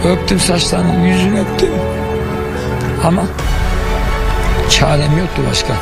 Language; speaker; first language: Turkish; native; Turkish